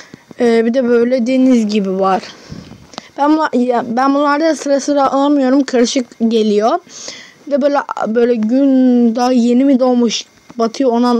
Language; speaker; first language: Turkish; native; Turkish